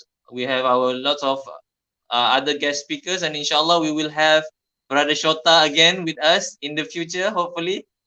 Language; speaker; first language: English; non-native, fluent; Malay